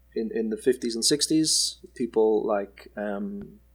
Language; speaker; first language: English; native; English